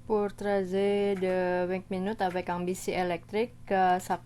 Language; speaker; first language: French; non-native, learner; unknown